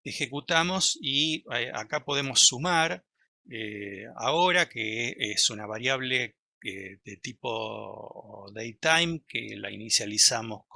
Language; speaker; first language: Spanish; native; Spanish